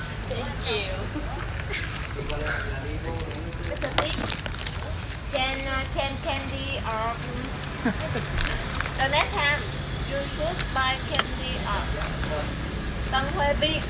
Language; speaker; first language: English; non-native, local second language; Vietnamese